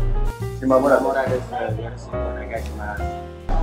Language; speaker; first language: Japanese; non-native, learner; Indonesian